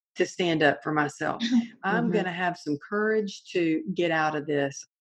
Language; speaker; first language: English; native; English